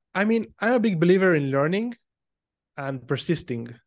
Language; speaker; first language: English; non-native, fluent; Hebrew